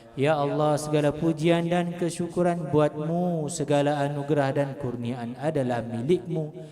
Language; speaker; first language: Malay; native; Malay